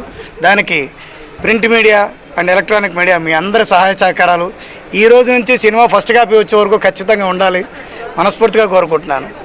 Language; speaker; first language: Telugu; native; Telugu